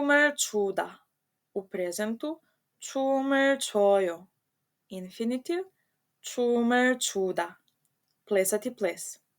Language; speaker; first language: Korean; non-native, fluent; Serbian